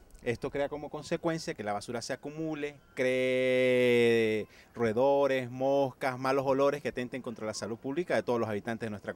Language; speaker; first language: Spanish; native; Spanish